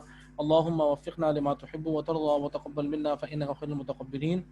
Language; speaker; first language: Arabic; non-native, fluent; Urdu